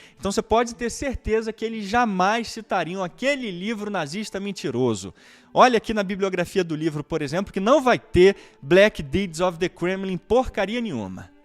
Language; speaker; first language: Portuguese; native; Portuguese